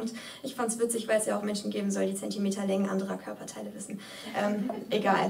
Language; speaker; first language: German; native; German